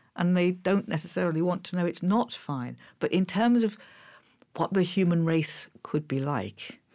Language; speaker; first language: English; native; English